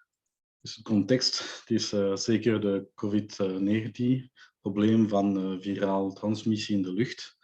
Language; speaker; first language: Dutch; non-native, local second language; French